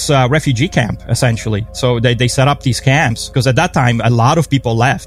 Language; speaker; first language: English; non-native, fluent; Polish